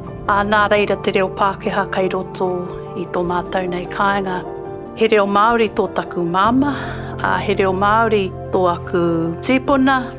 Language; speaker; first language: Māori; non-native, local second language; English